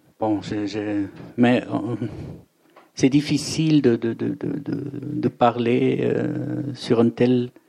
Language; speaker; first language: French; non-native, fluent; German